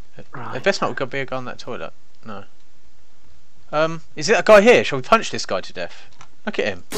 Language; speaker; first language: English; native; English